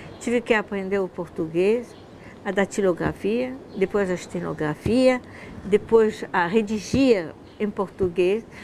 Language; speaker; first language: Portuguese; non-native, fluent; French